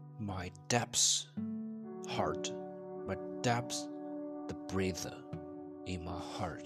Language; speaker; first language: English; non-native, learner; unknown